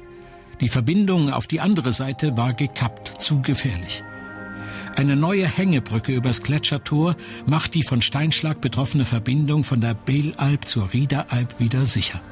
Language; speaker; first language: German; native; German